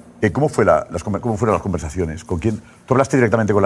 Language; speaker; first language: Spanish; native; Spanish